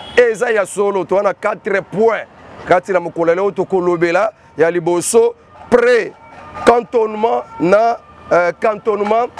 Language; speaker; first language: Lingala; non-native, local second language; Kongo